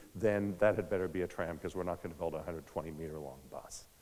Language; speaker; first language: English; native; English